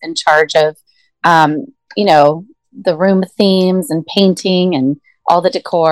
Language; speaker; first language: English; native; English